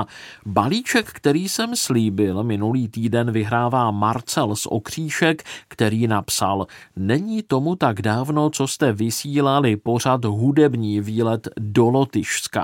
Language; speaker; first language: Czech; native; Czech